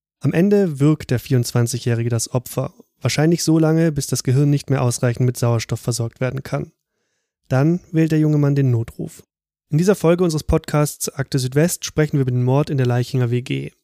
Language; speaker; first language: German; native; German